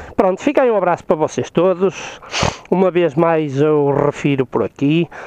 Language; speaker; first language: Portuguese; native; Portuguese